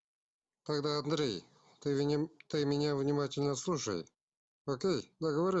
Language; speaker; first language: Russian; non-native, local second language; Kazakh